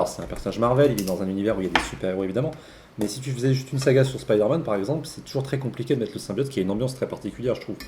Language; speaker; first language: French; native; French